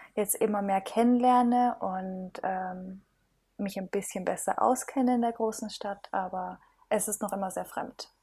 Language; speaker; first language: German; native; German